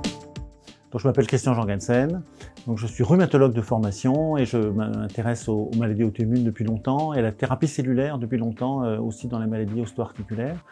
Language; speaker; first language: French; native; French